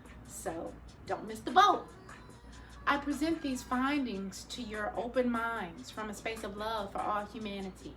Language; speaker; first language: English; native; English